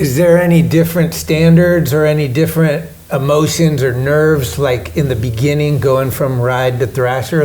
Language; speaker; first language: English; native; English